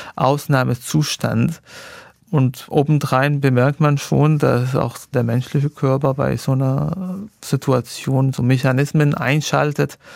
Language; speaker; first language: German; non-native, fluent; Arabic